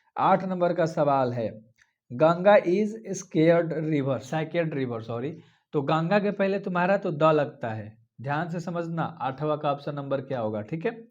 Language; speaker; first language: Hindi; native; Hindi